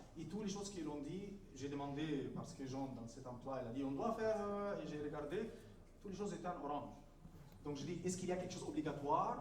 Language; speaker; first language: French; non-native, fluent; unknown